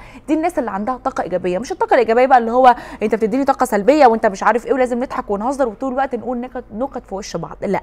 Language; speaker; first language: Arabic; native; Arabic